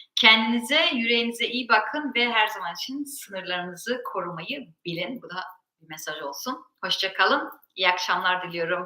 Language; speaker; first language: Turkish; early bilingual, heritage; Turkish